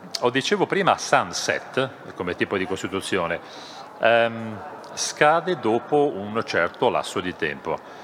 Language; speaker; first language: Italian; non-native, fluent; German